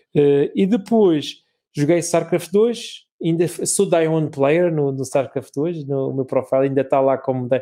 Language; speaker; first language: Portuguese; native; Portuguese